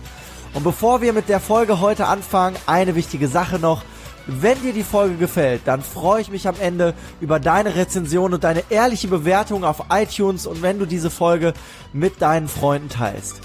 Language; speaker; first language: German; native; German